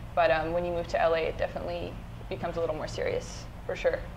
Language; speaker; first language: English; native; English